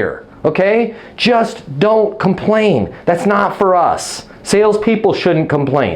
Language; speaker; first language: English; native; English